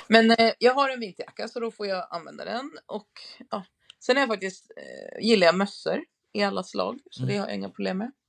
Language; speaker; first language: Swedish; native; Swedish